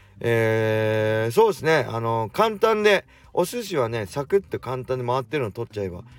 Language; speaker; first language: Japanese; native; Japanese